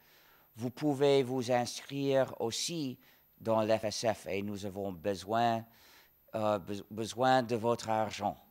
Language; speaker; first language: French; non-native, fluent; English